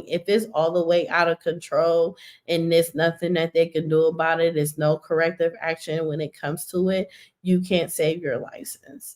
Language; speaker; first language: English; native; English